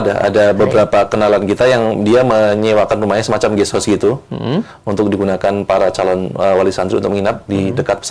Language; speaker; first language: Indonesian; native; Indonesian